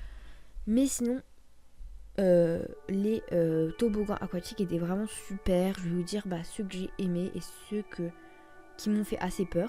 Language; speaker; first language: French; native; French